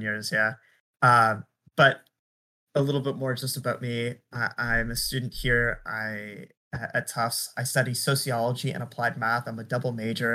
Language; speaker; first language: English; native; English